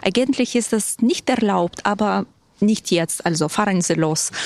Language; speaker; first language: German; non-native, fluent; Ukrainian